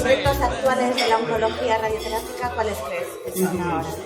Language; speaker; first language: Spanish; native; Spanish